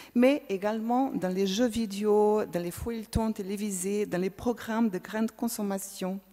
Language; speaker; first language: French; non-native, fluent; Portuguese